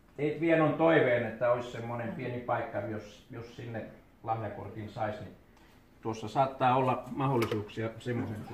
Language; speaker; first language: Finnish; native; Finnish